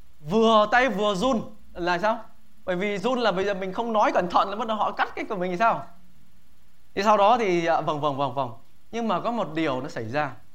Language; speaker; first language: Vietnamese; native; Vietnamese